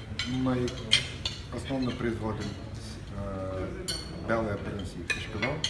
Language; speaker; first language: Russian; non-native, learner; Bulgarian